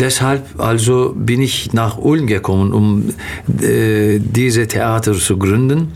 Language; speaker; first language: German; non-native, fluent; Turkish